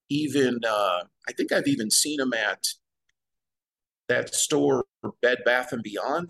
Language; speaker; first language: English; native; English